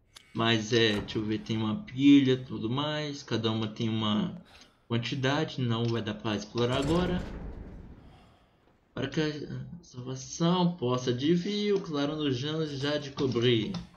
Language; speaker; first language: Portuguese; native; Portuguese